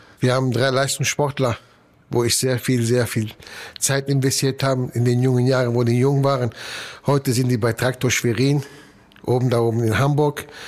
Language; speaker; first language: German; early bilingual, other home language; Italian